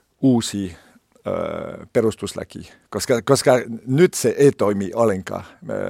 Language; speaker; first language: Finnish; non-native, learner; French